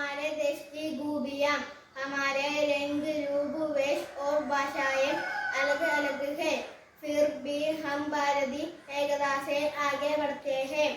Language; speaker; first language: Hindi; non-native, local second language; Malayalam